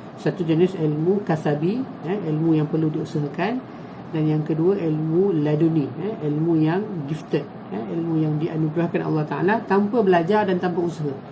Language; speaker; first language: Malay; native; Malay